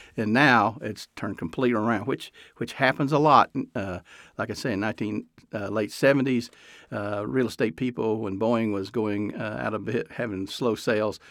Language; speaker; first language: English; native; English